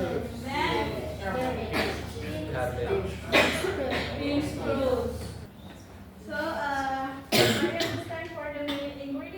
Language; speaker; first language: English; non-native, learner; Indonesian